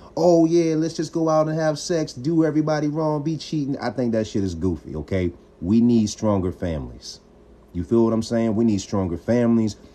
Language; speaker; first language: English; native; English